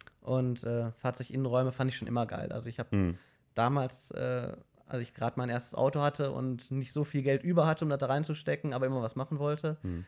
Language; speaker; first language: German; native; German